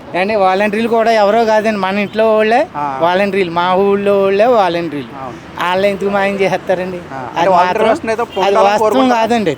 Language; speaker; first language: Telugu; native; Telugu